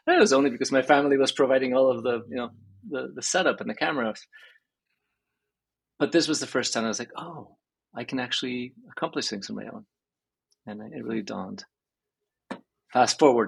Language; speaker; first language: English; early bilingual, other home language; Spanish